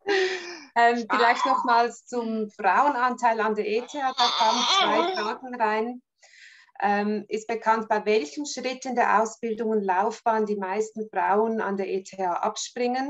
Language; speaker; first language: German; native; German